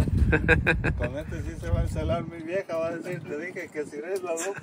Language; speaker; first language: Spanish; native; Spanish